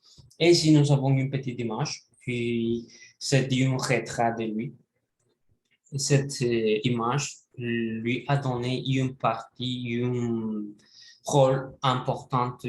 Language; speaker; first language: French; non-native, learner; Spanish